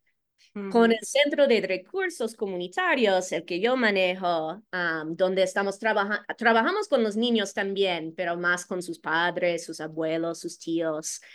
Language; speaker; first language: Spanish; non-native, fluent; English